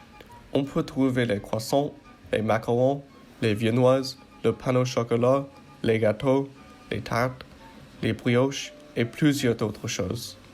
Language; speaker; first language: French; non-native, learner; English